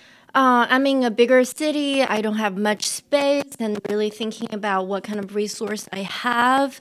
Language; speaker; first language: English; non-native, fluent; Chinese